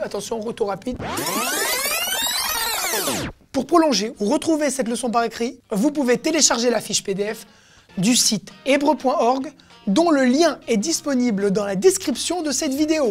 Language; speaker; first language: French; native; French